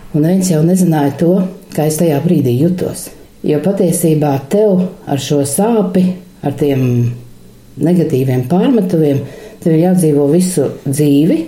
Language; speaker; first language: Latvian; non-native, local second language; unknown